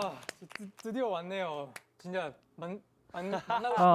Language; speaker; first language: Korean; non-native, fluent; Chinese